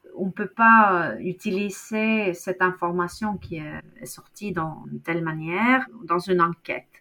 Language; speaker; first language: French; non-native, fluent; Norwegian